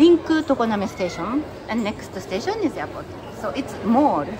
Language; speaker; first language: English; non-native, learner; Japanese